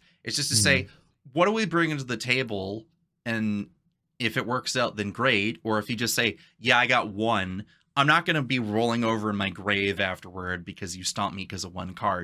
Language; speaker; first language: English; native; English